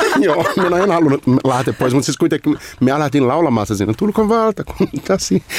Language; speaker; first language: Finnish; non-native, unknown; Portuguese